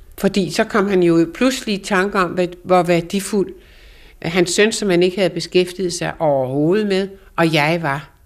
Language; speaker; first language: Danish; native; Danish